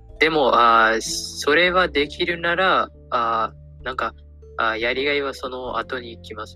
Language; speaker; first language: Japanese; non-native, learner; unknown